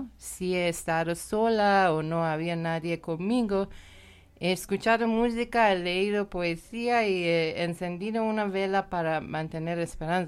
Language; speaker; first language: Spanish; non-native, learner; Persian